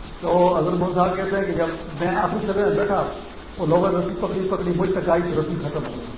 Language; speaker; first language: Urdu; non-native, local second language; Pashto